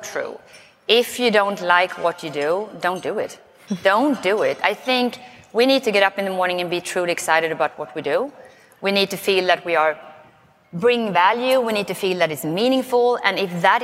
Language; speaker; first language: English; non-native, fluent; Swedish